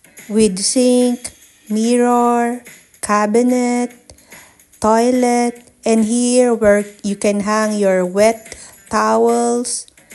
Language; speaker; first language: English; non-native, local second language; Filipino